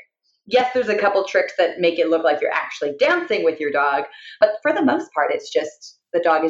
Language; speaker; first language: English; native; English